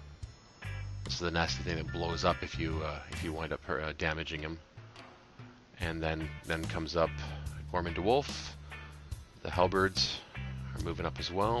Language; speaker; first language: English; native; English